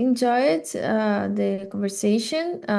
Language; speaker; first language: English; non-native, learner; Portuguese